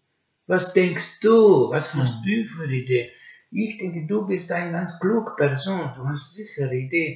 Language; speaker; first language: German; non-native, learner; Finnish